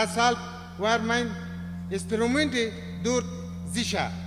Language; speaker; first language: German; non-native, learner; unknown